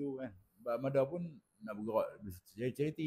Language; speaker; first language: Malay; native; Malay